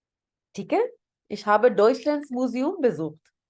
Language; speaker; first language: German; non-native, fluent; Urdu